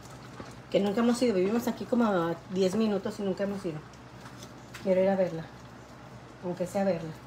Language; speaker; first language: Spanish; native; Spanish